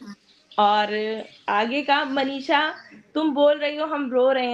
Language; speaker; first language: Hindi; native; Hindi